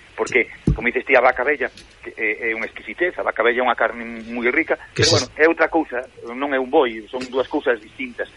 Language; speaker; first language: Galician; native; Galician